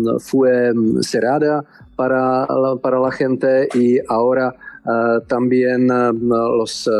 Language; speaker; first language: Spanish; non-native, learner; Czech